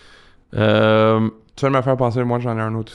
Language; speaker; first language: French; native; French